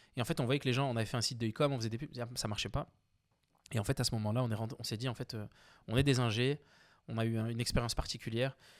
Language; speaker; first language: French; early bilingual, other home language; Arabic